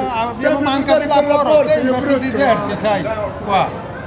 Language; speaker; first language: Italian; non-native, learner; Bangla